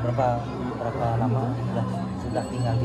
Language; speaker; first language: Indonesian; non-native, local second language; Balinese